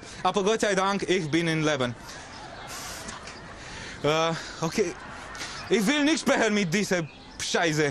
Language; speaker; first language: German; non-native, learner; Romanian